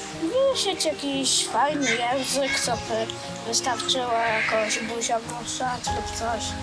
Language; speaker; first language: Polish; early bilingual, other home language; Ukrainian